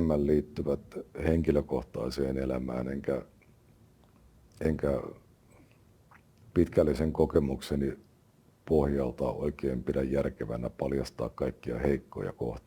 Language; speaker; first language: Finnish; native; Finnish